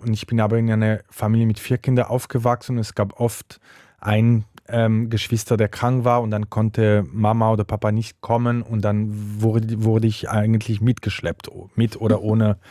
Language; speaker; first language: German; non-native, local second language; French